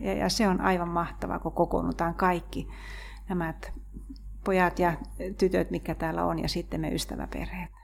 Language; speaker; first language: Finnish; native; Finnish